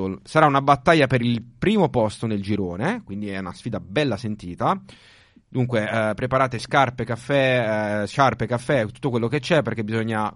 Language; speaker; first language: Italian; native; Italian